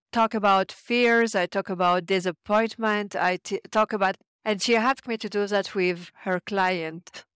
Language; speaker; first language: English; non-native, fluent; French